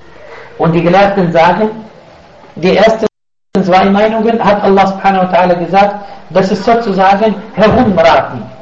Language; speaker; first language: German; non-native, fluent; Arabic